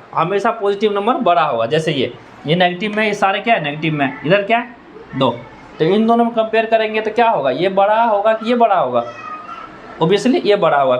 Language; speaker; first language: Hindi; native; Hindi